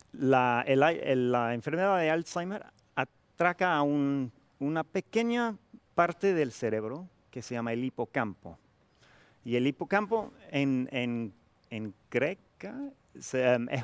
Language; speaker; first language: Spanish; non-native, fluent; English